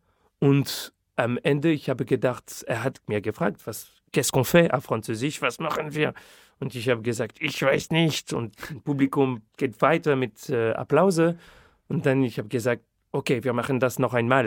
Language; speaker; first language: German; non-native, fluent; French